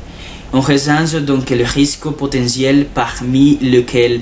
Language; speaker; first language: French; non-native, learner; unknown